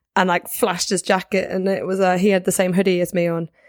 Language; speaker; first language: English; native; English